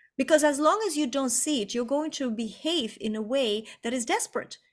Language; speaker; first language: English; non-native, fluent; Estonian